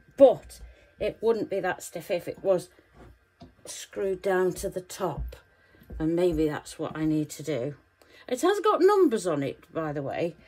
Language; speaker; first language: English; native; English